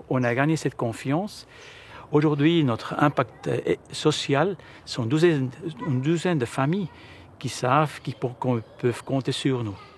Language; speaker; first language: French; early bilingual, heritage; Spanish